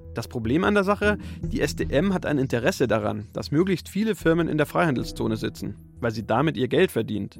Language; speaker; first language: German; native; German